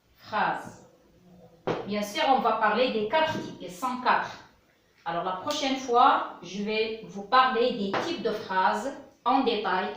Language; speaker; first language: French; non-native, local second language; Arabic